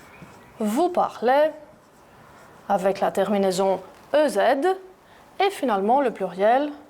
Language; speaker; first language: French; non-native, fluent; Greek